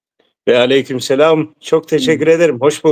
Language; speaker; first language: Turkish; early bilingual, heritage; Turkish